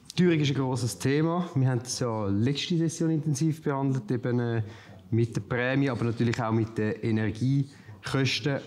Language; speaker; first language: German; native; German